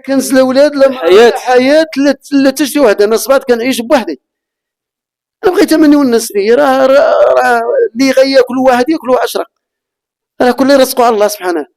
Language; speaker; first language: Arabic; native; Arabic